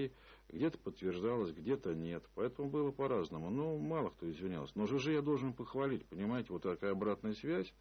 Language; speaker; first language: Russian; native; Russian